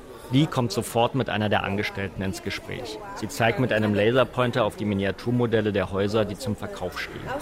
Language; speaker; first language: German; native; German